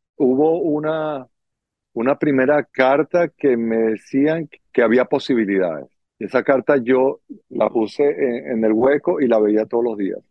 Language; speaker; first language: Spanish; native; Spanish